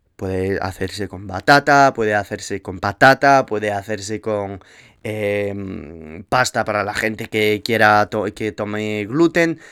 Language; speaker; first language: Spanish; early bilingual, heritage; Spanish